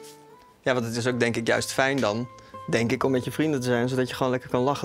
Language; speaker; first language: Dutch; native; Dutch